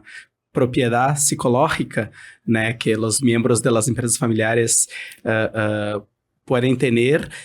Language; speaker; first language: Spanish; non-native, fluent; Portuguese